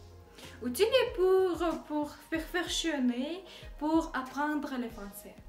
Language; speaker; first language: French; non-native, learner; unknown